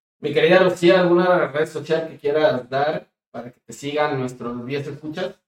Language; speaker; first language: Spanish; native; Spanish